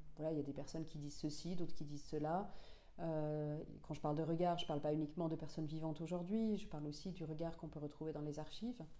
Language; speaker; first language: French; non-native, local second language; Finnish